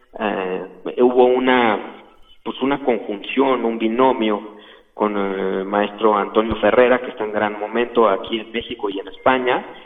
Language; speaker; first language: Spanish; native; Spanish